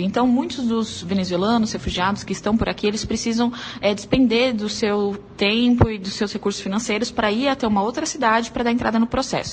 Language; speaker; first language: Portuguese; native; Portuguese